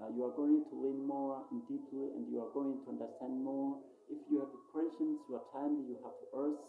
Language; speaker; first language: English; non-native, local second language; Swahili